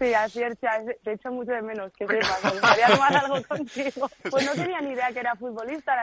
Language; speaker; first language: Spanish; native; Spanish